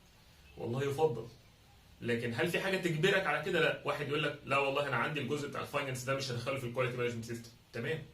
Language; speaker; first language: Arabic; native; Arabic